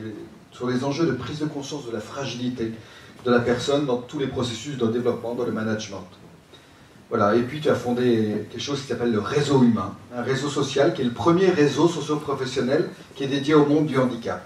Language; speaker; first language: French; native; French